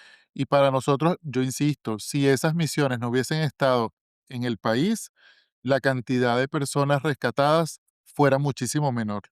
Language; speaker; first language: Spanish; native; Spanish